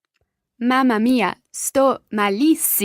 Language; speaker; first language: Italian; non-native, learner; English